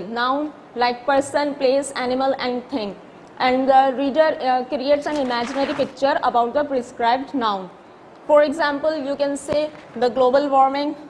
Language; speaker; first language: English; non-native, local second language; Urdu